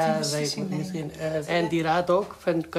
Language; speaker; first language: Dutch; non-native, learner; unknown